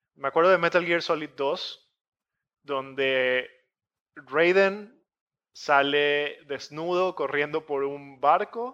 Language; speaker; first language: Spanish; native; Spanish